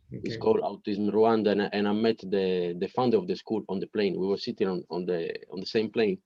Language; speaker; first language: English; non-native, learner; Italian